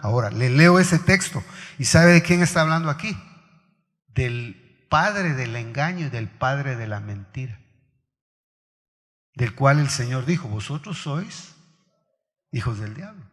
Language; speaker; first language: Spanish; native; Spanish